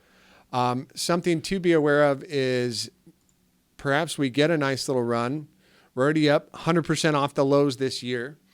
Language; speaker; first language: English; native; English